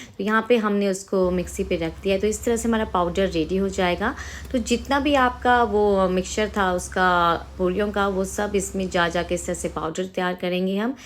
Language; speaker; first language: Hindi; native; Hindi